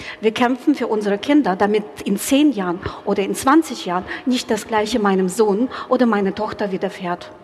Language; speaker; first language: German; non-native, fluent; Ukrainian